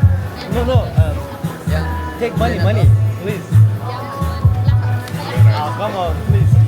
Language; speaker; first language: English; non-native, learner; Turkish